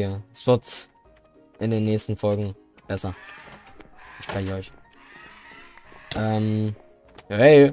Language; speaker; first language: German; native; German